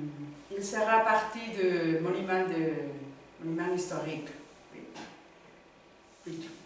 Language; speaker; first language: French; non-native, learner; Spanish